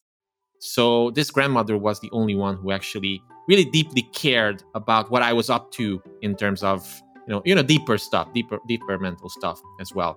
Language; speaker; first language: English; non-native, fluent; Romanian